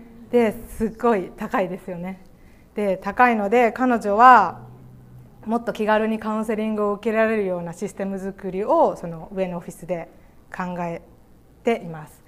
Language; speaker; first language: Japanese; native; Japanese